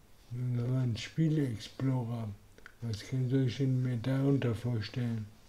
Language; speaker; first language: German; native; German